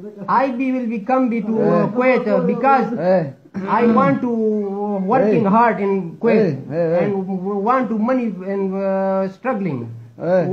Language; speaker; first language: English; non-native, learner; Urdu